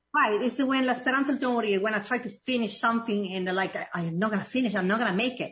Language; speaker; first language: English; non-native, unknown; Italian